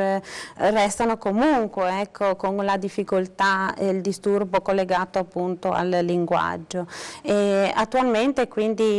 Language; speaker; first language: Italian; native; Italian